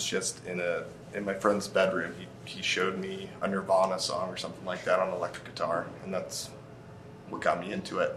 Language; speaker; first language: English; native; English